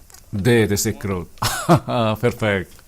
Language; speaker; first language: Dutch; non-native, fluent; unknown